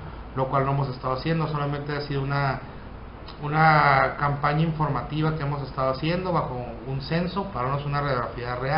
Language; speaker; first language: Spanish; native; Spanish